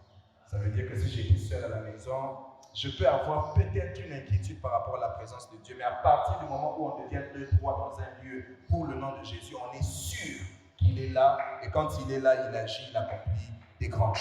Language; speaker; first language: French; non-native, local second language; Lingala